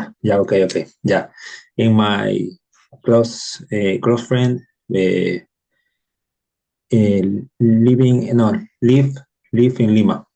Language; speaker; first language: English; non-native, learner; Spanish